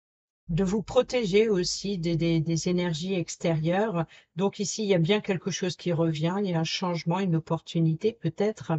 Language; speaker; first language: French; native; French